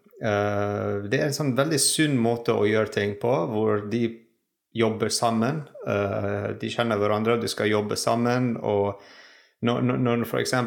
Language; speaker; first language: Norwegian; non-native, fluent; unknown